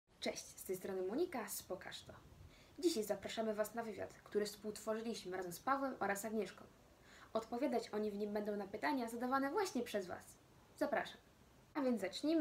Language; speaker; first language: Polish; native; Polish